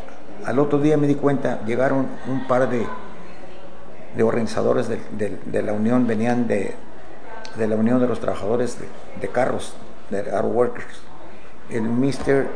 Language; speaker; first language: Spanish; native; Spanish